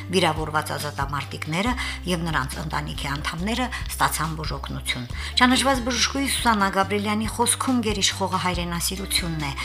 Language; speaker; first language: Armenian; native; Armenian